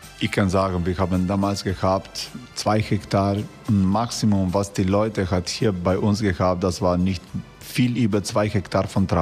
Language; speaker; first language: German; non-native, learner; Croatian